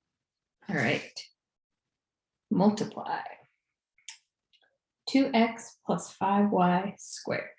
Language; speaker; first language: English; native; English